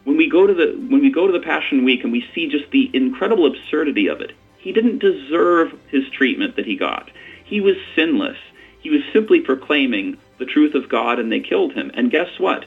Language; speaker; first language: English; native; English